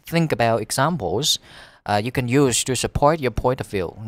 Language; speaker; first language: English; non-native, fluent; Vietnamese